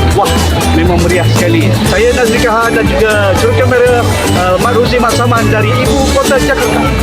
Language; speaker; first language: Malay; native; Malay